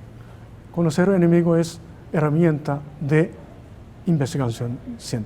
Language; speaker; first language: Spanish; non-native, learner; Japanese